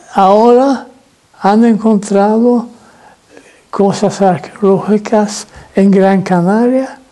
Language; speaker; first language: Spanish; non-native, fluent; Swedish